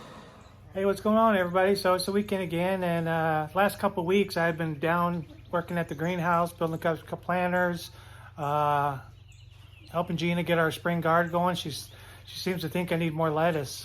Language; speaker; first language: English; native; English